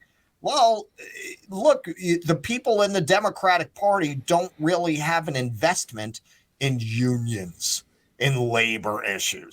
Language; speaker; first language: English; native; English